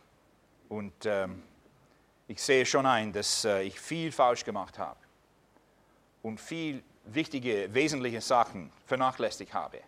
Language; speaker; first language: German; non-native, fluent; English